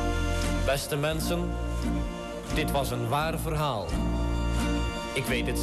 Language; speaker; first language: Dutch; native; Dutch